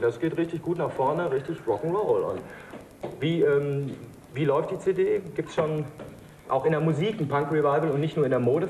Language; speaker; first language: German; native; German